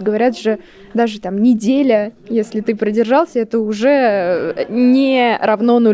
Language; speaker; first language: Russian; native; Russian